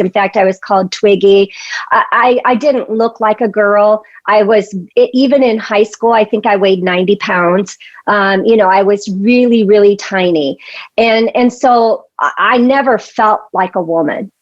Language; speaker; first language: English; native; English